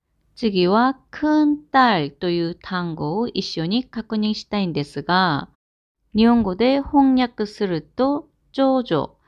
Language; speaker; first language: Japanese; non-native, fluent; Korean